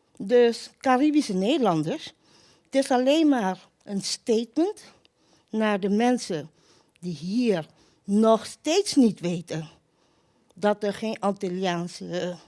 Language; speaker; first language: Dutch; non-native, local second language; Papiamento